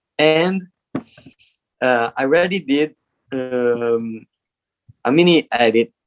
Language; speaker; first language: English; non-native, learner; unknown